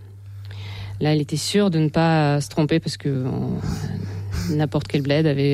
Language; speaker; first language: French; non-native, fluent; Russian